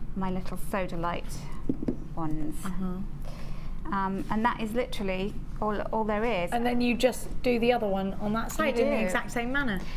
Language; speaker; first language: English; native; English